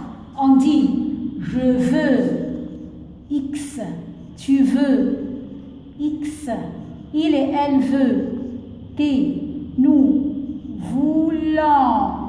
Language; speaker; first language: French; non-native, fluent; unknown